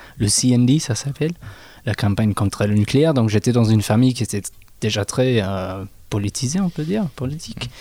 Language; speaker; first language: French; non-native, fluent; English